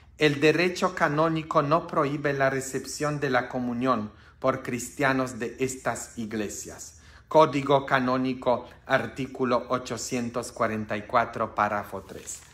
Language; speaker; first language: Spanish; non-native, fluent; Polish